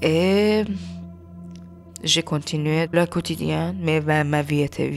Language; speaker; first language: French; non-native, learner; Persian